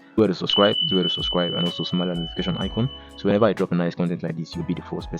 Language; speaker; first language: English; native; English